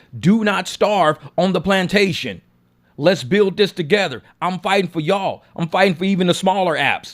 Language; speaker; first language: English; native; English